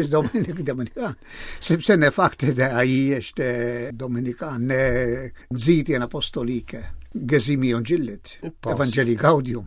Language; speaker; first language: Albanian; non-native, fluent; Maltese